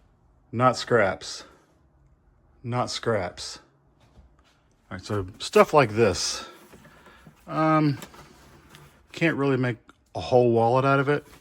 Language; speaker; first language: English; native; English